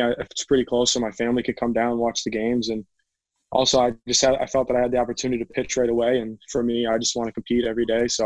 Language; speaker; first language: English; native; English